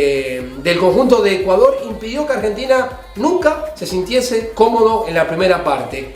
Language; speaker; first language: Spanish; native; Spanish